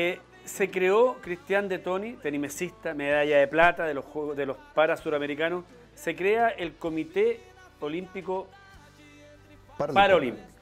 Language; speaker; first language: Spanish; native; Spanish